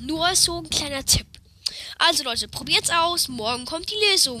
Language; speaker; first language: German; native; German